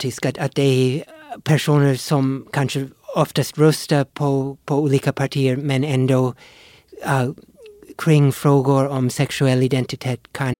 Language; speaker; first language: Swedish; non-native, fluent; English